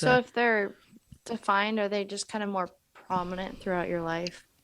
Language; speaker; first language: English; native; English